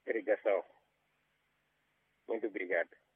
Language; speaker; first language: Portuguese; non-native, local second language; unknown